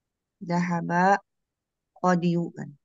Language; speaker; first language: Arabic; non-native, learner; Indonesian